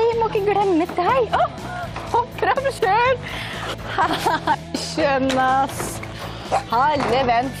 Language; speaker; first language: Norwegian; native; Norwegian